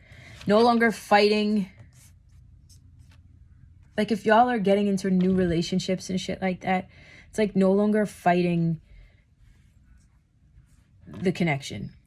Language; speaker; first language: English; native; English